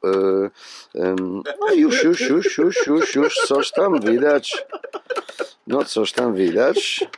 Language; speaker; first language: Polish; non-native, learner; Italian